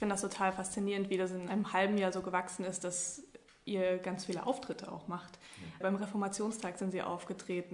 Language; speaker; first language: German; native; German